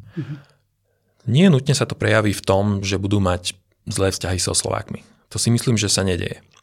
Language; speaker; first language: Slovak; non-native, local second language; Hungarian